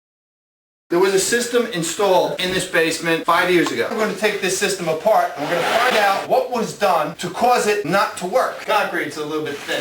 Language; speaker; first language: English; native; English